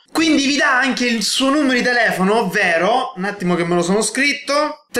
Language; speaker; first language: Italian; native; Italian